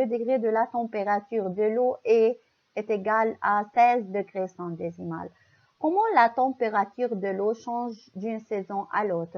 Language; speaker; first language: French; non-native, local second language; Arabic